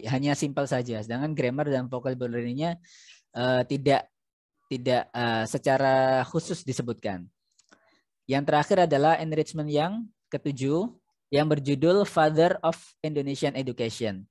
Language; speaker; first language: Indonesian; native; Indonesian